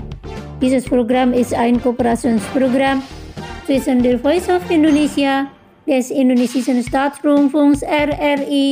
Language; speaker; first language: German; non-native, fluent; Indonesian